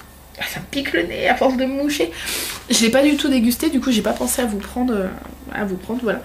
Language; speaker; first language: French; native; French